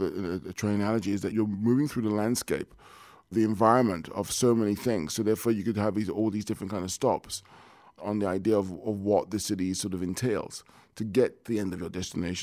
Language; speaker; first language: English; native; English